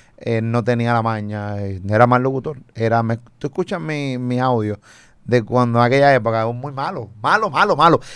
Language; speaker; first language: Spanish; native; Spanish